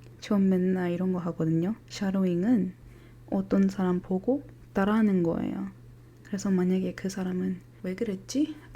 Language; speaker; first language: Korean; non-native, fluent; English